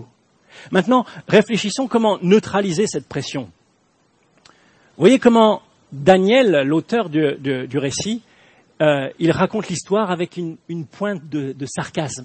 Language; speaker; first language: French; native; French